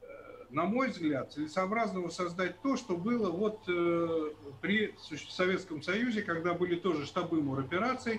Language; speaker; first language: Russian; native; Russian